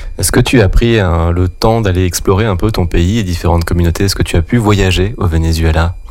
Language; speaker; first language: French; native; French